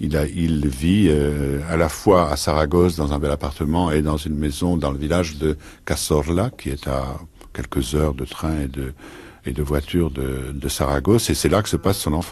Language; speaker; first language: French; native; French